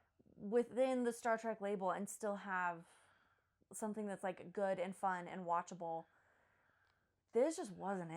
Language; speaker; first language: English; native; English